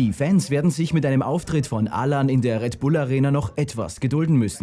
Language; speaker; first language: German; native; German